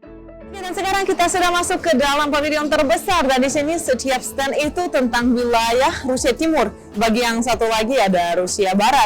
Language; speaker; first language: Indonesian; non-native, fluent; Russian